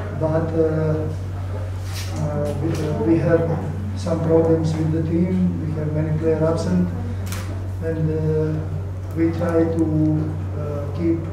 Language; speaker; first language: English; non-native, learner; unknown